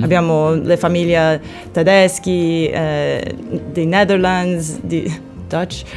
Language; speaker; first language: Italian; non-native, learner; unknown